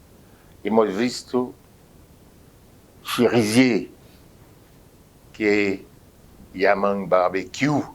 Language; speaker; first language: Spanish; non-native, fluent; French